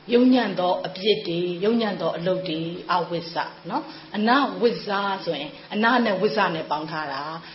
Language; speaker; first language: Burmese; native; Burmese